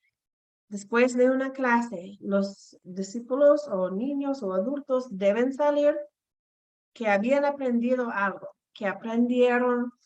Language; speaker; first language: Spanish; non-native, fluent; English